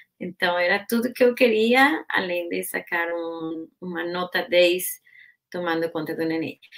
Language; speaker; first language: Portuguese; non-native, fluent; Spanish